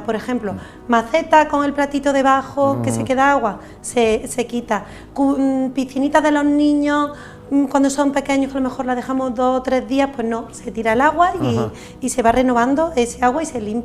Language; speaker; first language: Spanish; native; Spanish